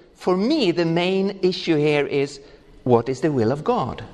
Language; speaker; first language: English; non-native, fluent; Swedish